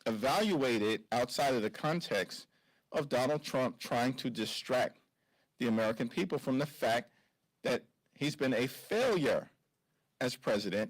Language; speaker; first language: English; native; English